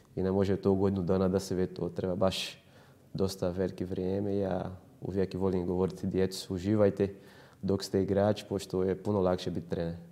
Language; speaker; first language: Croatian; non-native, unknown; Portuguese